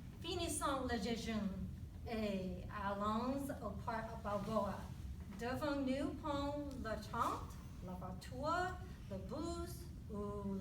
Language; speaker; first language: French; non-native, learner; English